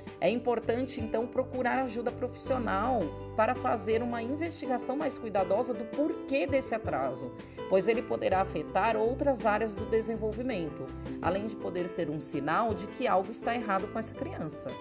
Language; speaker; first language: Portuguese; native; Portuguese